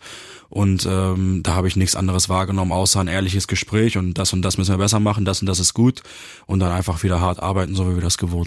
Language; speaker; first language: German; early bilingual, other home language; Turkish